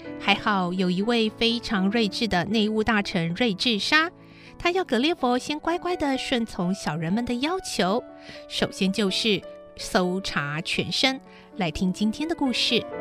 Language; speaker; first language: Chinese; native; Chinese